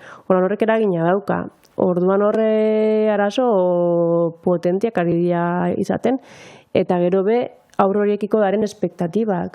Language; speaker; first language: Basque; native; Basque